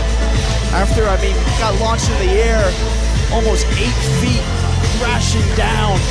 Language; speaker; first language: English; native; English